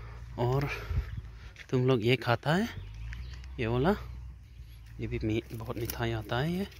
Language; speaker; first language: Hindi; non-native, local second language; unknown